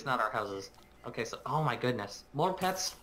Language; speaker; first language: English; native; English